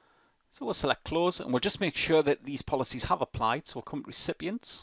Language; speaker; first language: English; native; English